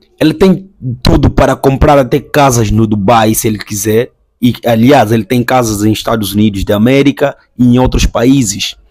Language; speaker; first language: Portuguese; native; Portuguese